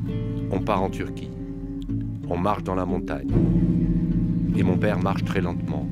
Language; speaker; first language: French; non-native, learner; Arabic